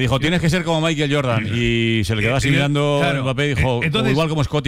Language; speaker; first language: Spanish; native; Spanish